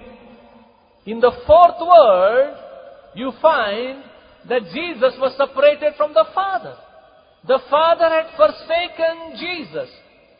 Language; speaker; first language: English; non-native, local second language; Kannada